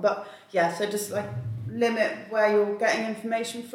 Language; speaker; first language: English; native; English